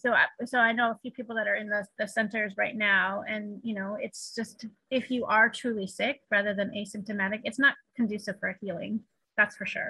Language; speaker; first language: English; native; English